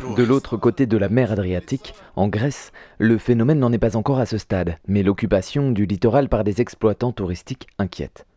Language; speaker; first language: French; native; French